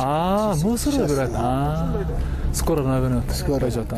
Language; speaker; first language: Russian; non-native, learner; Korean